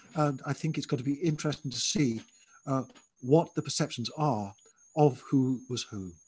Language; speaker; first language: English; native; English